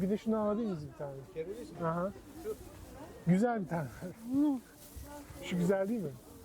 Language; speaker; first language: Turkish; non-native, learner; English